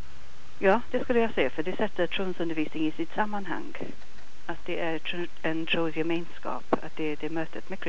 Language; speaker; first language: Swedish; non-native, fluent; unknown